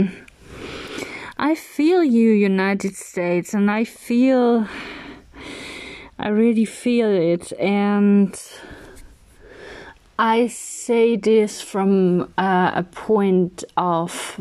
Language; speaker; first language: English; non-native, fluent; German